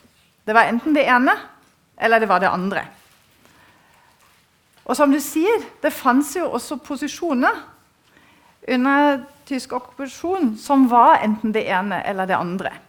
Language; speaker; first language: Norwegian; non-native, fluent; German